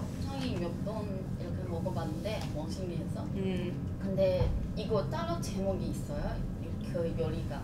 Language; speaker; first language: Korean; non-native, learner; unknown